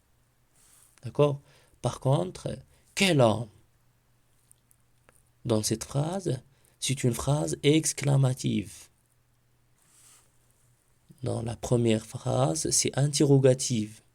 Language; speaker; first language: French; non-native, local second language; Arabic